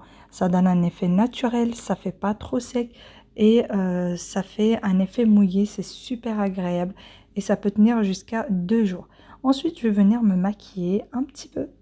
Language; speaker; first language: French; native; French